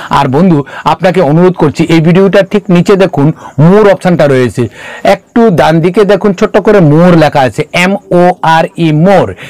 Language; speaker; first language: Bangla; non-native, local second language; Kok Borok